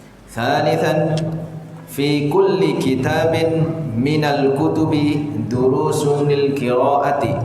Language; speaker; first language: Arabic; non-native, fluent; Indonesian